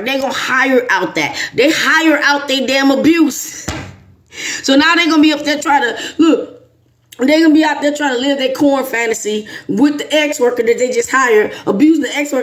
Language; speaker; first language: English; native; English